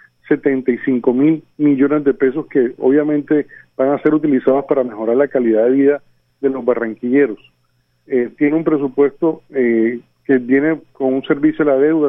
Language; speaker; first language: Spanish; native; Spanish